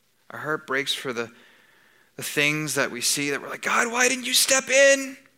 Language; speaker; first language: English; native; English